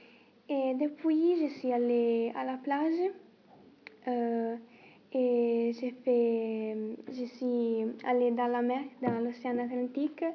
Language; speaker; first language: French; non-native, learner; Italian